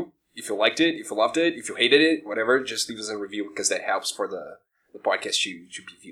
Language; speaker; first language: English; non-native, fluent; Portuguese